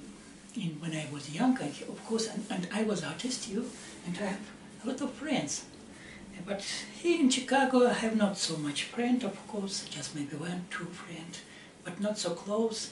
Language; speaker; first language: English; non-native, learner; Russian